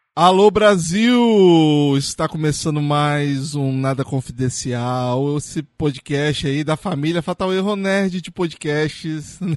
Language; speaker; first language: Portuguese; native; Portuguese